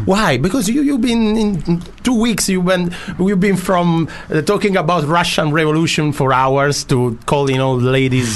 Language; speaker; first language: English; non-native, fluent; Italian